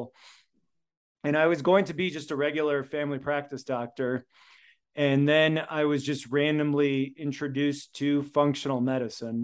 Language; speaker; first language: English; early bilingual, other home language; Polish